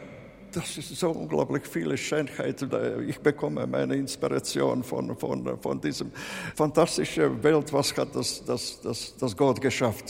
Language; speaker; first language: German; non-native, fluent; Latvian